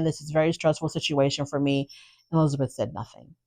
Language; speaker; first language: English; native; English